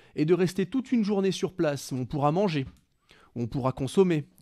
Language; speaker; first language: French; native; French